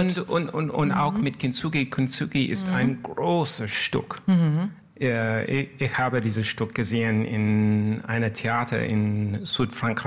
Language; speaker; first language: German; non-native, learner; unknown